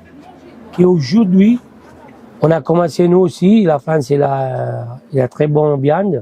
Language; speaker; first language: French; non-native, fluent; Italian